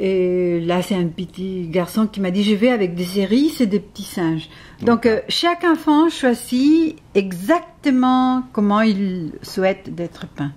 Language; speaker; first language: French; non-native, fluent; Spanish